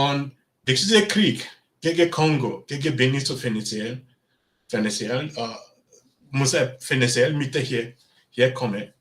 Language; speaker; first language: German; non-native, learner; Bini